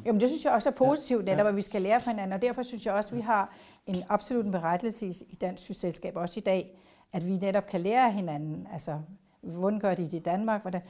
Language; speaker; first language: Danish; native; Danish